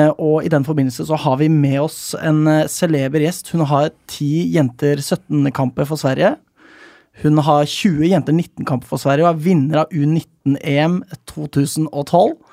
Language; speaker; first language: Norwegian; native; Norwegian